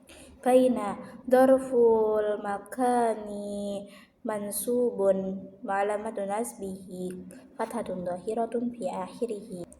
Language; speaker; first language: Arabic; non-native, learner; Indonesian